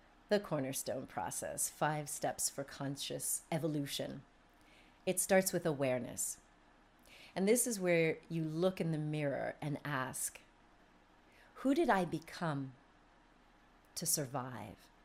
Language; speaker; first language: English; native; English